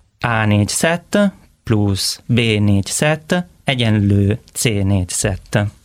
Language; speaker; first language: Hungarian; non-native, learner; Italian